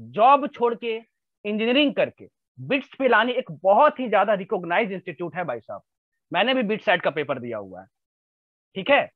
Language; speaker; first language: Hindi; native; Hindi